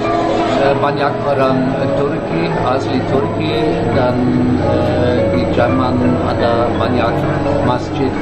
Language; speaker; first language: Indonesian; non-native, learner; German